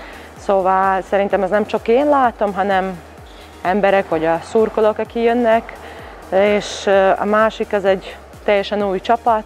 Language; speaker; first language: Hungarian; non-native, fluent; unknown